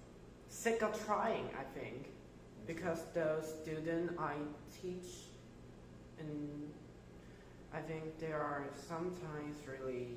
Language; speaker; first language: English; non-native, fluent; Chinese